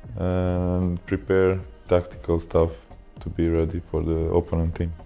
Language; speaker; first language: English; non-native, fluent; Croatian